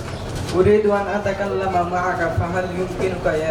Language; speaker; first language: Arabic; non-native, learner; Bangla